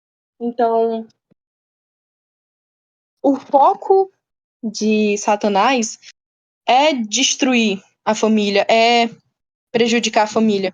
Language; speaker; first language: Portuguese; native; Portuguese